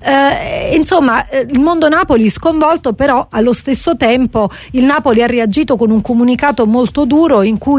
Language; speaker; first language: Italian; native; Italian